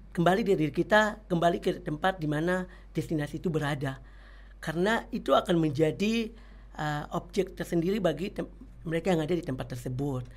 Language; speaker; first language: Indonesian; native; Indonesian